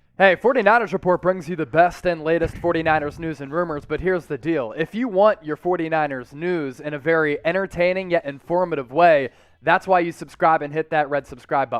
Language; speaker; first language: English; native; English